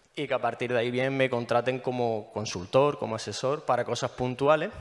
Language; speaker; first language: Spanish; native; Spanish